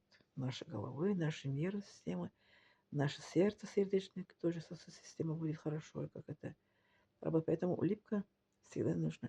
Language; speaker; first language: Russian; non-native, learner; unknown